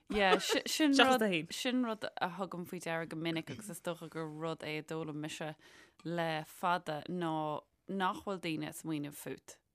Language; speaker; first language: Irish; native; Irish